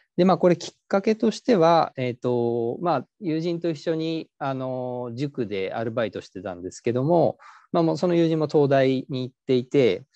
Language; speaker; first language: Japanese; native; Japanese